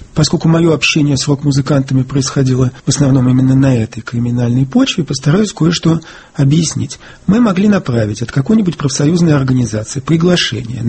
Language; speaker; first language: Russian; native; Russian